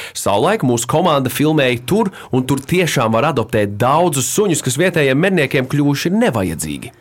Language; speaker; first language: Latvian; native; Latvian